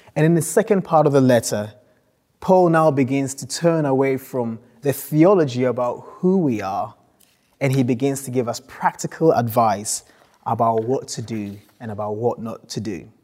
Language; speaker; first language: English; non-native, local second language; Akan